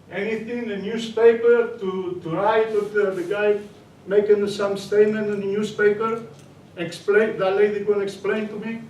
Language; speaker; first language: English; non-native, learner; Greek